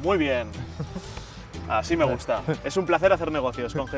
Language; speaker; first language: Spanish; native; Spanish